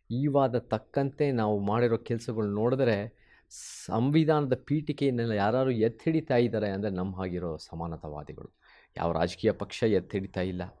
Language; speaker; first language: Kannada; early bilingual, heritage; Kannada